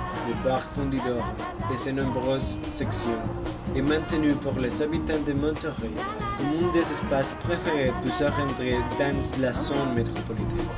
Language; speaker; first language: French; non-native, learner; Spanish